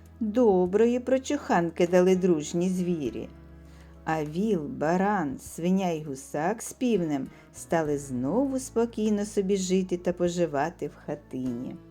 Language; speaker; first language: Ukrainian; native; Ukrainian